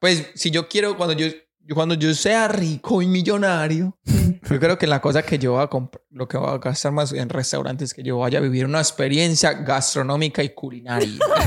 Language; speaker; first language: Spanish; native; Spanish